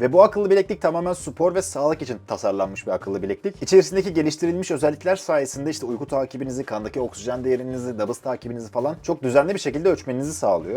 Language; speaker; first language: Turkish; native; Turkish